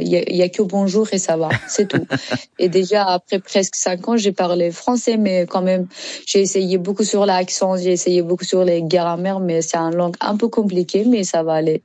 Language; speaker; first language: French; non-native, learner; Persian